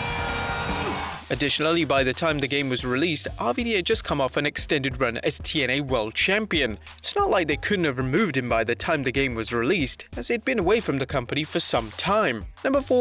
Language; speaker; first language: English; native; English